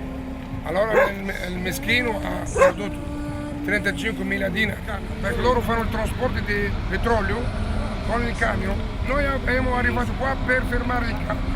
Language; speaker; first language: Italian; non-native, learner; Arabic